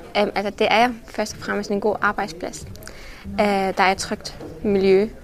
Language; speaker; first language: Danish; non-native, fluent; Arabic